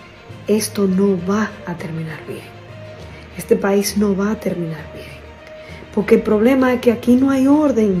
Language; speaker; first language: Spanish; native; Spanish